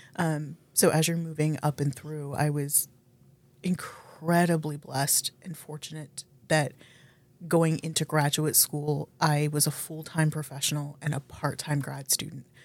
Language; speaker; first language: English; native; English